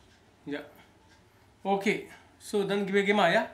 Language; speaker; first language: German; non-native, learner; Sinhala